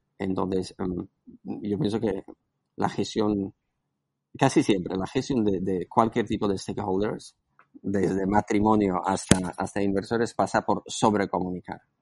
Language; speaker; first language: Spanish; non-native, fluent; Slovak